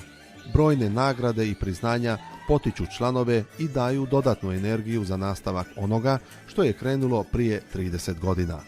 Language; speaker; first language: Bosnian; native; Bosnian